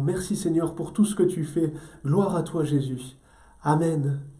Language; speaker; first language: French; native; French